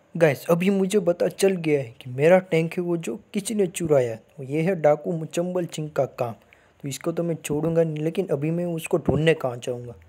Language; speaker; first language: Hindi; non-native, local second language; Gujarati